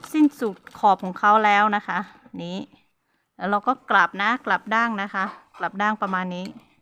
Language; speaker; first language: Thai; non-native, local second language; Hmong